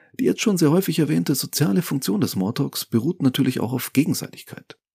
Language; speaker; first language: German; native; German